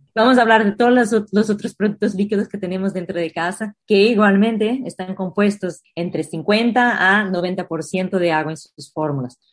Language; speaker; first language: Spanish; non-native, fluent; Portuguese